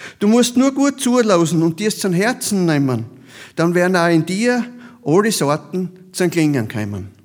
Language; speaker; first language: German; native; German